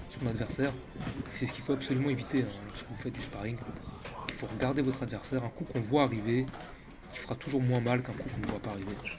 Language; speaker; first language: French; native; French